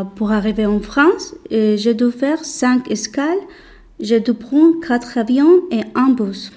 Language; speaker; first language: French; non-native, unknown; Spanish